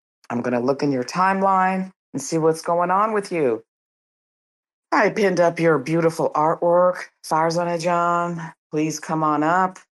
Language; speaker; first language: English; early bilingual, other home language; Persian